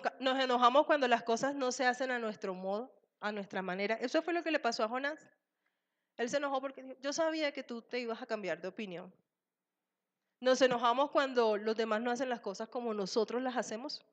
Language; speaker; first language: Spanish; native; Spanish